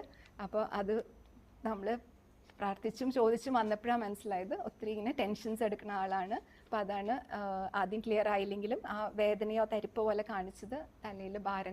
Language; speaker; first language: Malayalam; native; Malayalam